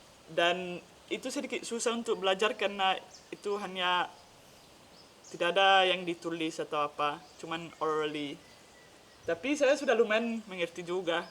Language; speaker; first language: Indonesian; non-native, fluent; Dutch